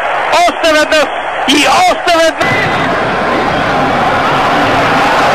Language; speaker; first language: Bulgarian; native; Bulgarian